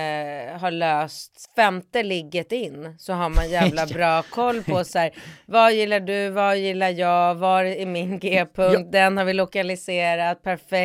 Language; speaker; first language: Swedish; native; Swedish